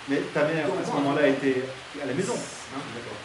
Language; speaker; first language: French; native; French